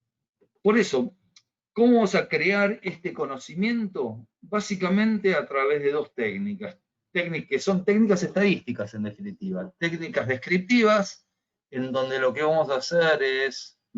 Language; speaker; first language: Spanish; native; Spanish